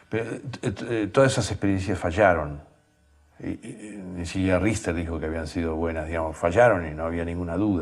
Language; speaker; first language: Spanish; native; Spanish